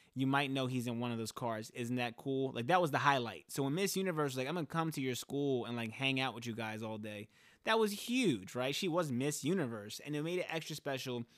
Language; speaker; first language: English; early bilingual, other home language; Spanish